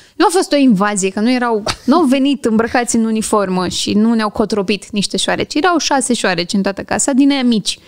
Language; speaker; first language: Romanian; native; Romanian